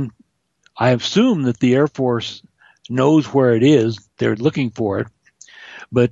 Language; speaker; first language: English; native; English